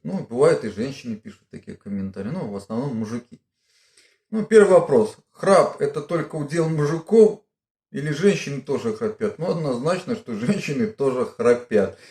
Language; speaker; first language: Russian; native; Russian